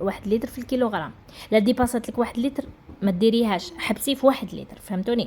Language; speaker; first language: Arabic; native; Arabic